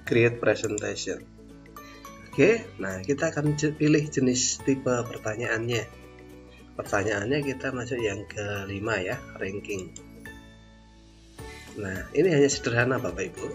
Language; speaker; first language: Indonesian; native; Indonesian